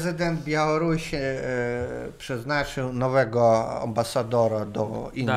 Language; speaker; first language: Polish; non-native, learner; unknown